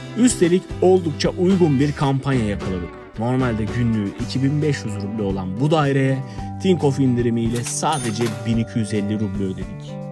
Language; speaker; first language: Turkish; native; Turkish